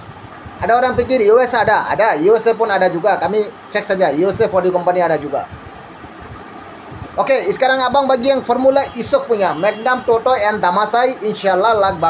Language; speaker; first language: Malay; non-native, learner; Bangla